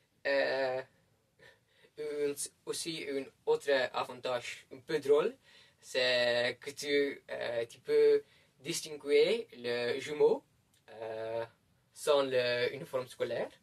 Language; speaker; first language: French; non-native, learner; Dutch